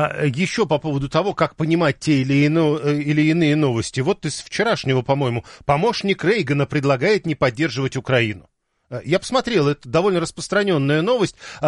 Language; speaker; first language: Russian; native; Russian